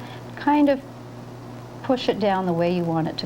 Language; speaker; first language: English; native; English